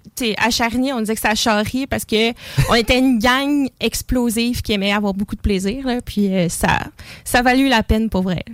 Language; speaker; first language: French; native; French